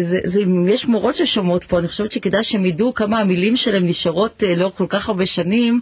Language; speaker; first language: Hebrew; native; Hebrew